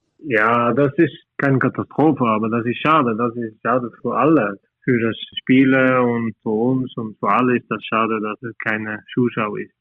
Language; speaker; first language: German; non-native, fluent; Norwegian